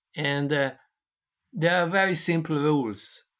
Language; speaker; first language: English; non-native, fluent; Hungarian